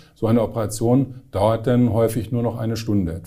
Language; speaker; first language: German; native; German